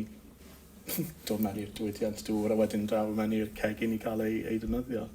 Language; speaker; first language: Welsh; non-native, local second language; English